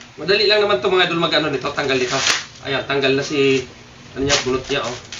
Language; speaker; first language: Filipino; non-native, local second language; Bikol